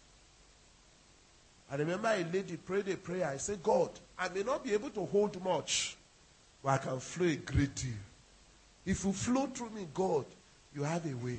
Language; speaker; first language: English; non-native, local second language; Yoruba